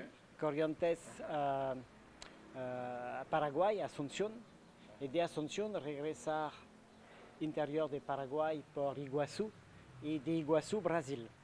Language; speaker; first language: Spanish; non-native, learner; French